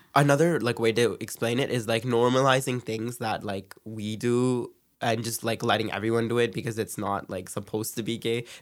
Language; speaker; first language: English; native; English